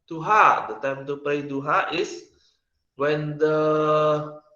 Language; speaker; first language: English; non-native, learner; Indonesian